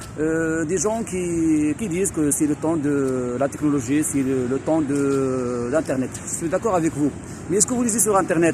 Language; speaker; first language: French; non-native, local second language; Arabic